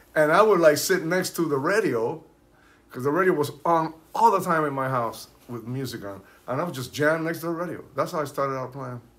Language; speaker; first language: English; early bilingual, other home language; Spanish